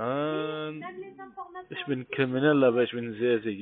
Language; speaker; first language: German; non-native, fluent; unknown